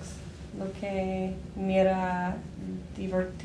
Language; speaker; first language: Spanish; non-native, learner; English